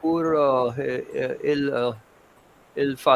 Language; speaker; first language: French; non-native, fluent; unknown